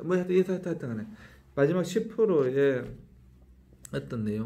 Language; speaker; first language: Korean; native; Korean